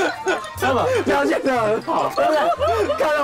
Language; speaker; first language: Chinese; native; Chinese